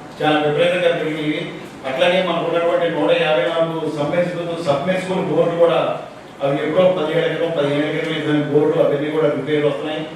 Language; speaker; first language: Telugu; native; Telugu